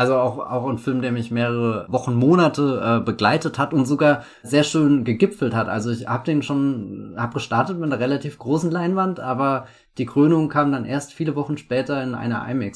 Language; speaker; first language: German; native; German